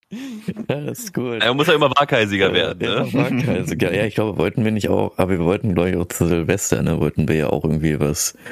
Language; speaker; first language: German; early bilingual, other home language; Filipino